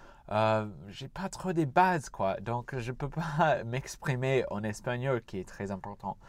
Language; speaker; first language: French; non-native, fluent; English